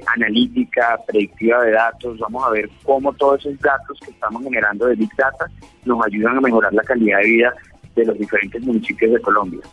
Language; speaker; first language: Spanish; native; Spanish